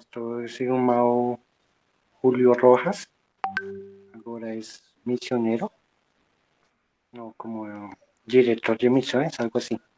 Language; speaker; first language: Portuguese; non-native, learner; Spanish